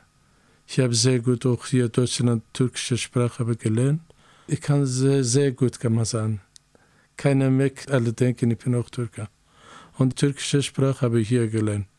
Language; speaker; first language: German; non-native, learner; Azerbaijani